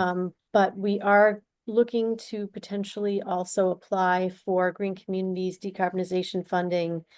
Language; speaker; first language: English; native; English